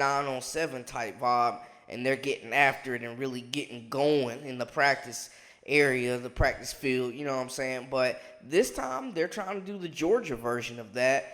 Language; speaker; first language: English; native; English